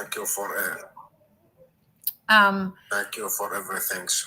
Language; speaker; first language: English; non-native, learner; Arabic